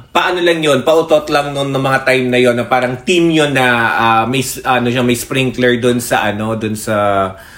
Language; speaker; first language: Filipino; native; Filipino